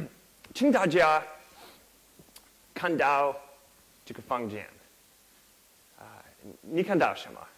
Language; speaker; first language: Chinese; non-native, learner; English